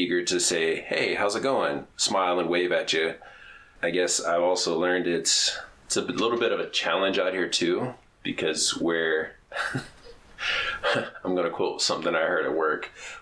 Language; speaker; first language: English; native; English